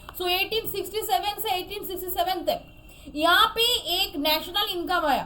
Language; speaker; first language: Hindi; non-native, local second language; Bangla